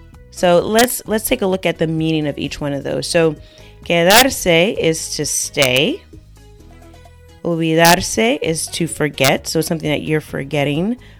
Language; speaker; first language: English; native; English